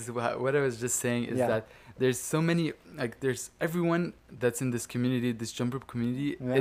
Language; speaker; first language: English; non-native, fluent; Arabic